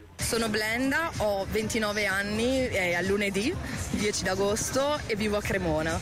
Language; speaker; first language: Italian; non-native, fluent; Portuguese